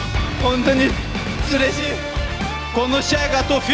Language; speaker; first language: Japanese; non-native, learner; Portuguese